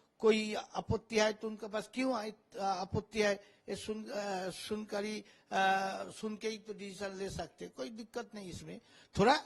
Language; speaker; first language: Hindi; non-native, local second language; Bangla